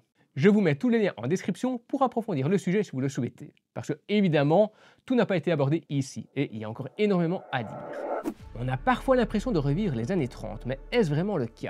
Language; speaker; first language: French; native; French